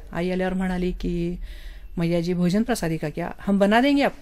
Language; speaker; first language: Hindi; non-native, local second language; Marathi